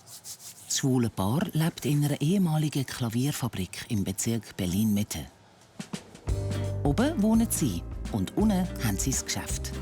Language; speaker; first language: German; native; German